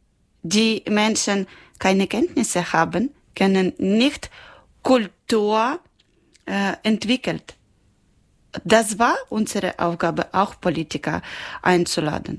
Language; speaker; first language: German; non-native, learner; Ukrainian